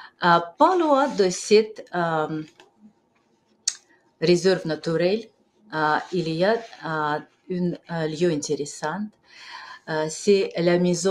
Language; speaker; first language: French; non-native, fluent; Russian